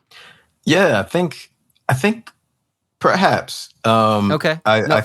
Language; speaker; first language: English; native; English